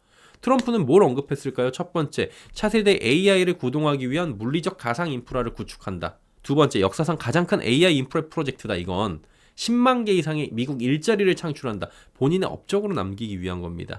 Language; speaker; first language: Korean; native; Korean